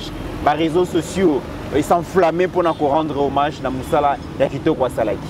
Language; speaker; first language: French; non-native, local second language; Lingala